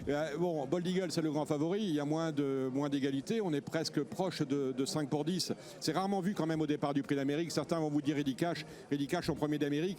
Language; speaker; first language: French; native; French